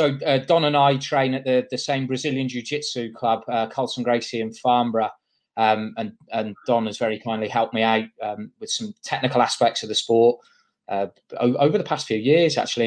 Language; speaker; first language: English; native; English